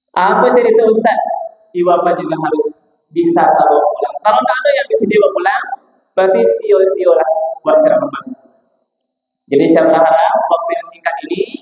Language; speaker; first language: Indonesian; non-native, local second language; Minangkabau